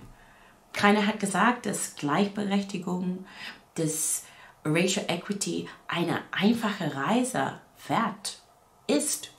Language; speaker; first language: German; non-native, fluent; English